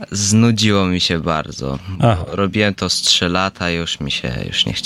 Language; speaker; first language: Polish; early bilingual, heritage; Polish